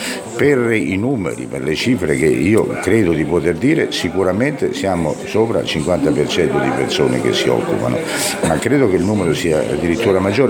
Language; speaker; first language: Italian; native; Italian